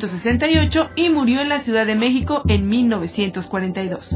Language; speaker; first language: Spanish; native; Spanish